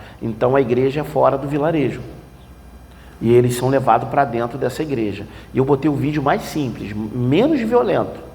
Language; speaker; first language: Portuguese; native; Portuguese